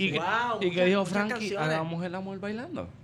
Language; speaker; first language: Spanish; native; Spanish